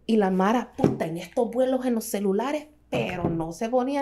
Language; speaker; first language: Spanish; early bilingual, heritage; Spanish